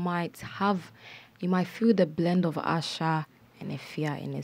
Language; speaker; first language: English; non-native, local second language; Akan